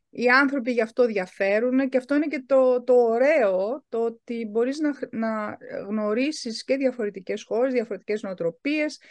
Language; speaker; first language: Greek; early bilingual, heritage; Greek